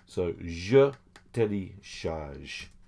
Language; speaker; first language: French; non-native, fluent; English